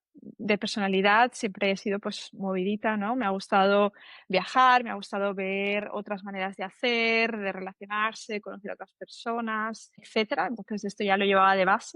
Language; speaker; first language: Spanish; native; Spanish